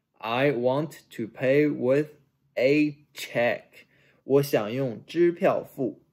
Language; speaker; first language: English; non-native, fluent; Chinese